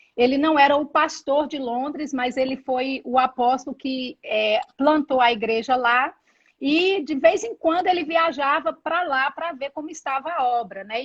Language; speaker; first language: Portuguese; native; Portuguese